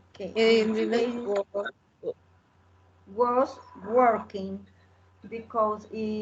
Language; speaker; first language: English; non-native, learner; Spanish